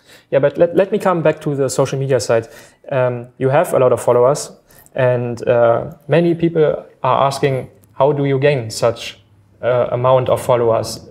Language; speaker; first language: English; non-native, fluent; German